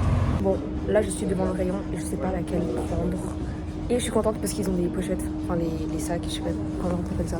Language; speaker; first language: French; native; French